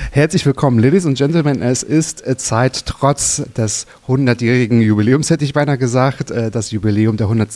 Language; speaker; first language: German; native; German